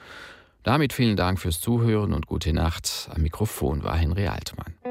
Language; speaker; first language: German; native; German